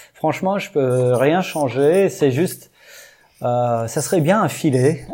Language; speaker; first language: French; non-native, fluent; English